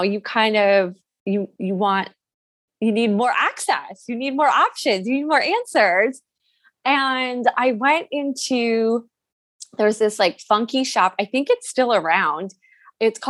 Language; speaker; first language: English; native; English